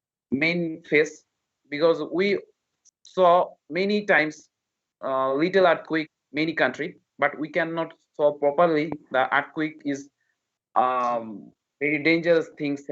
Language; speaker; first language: English; non-native, learner; Bangla